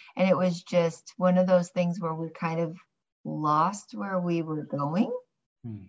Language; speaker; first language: English; early bilingual, other home language; Korean